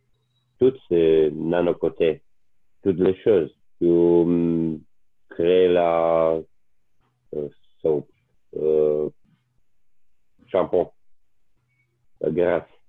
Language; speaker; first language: French; non-native, learner; Italian